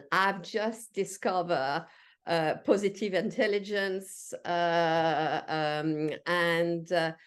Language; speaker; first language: English; non-native, fluent; French